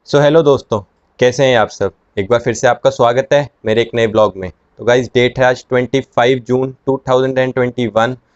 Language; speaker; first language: Hindi; native; Hindi